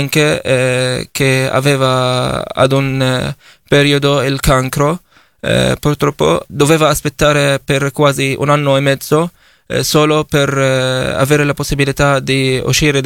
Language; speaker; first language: Italian; non-native, fluent; Arabic